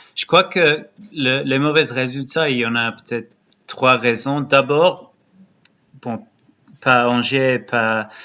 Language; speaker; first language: French; early bilingual, heritage; English